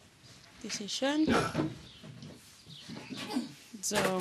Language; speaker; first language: German; non-native, learner; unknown